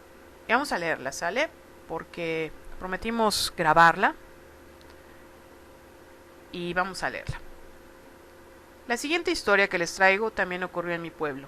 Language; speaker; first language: Spanish; native; Spanish